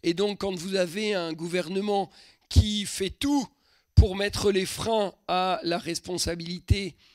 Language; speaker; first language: French; native; French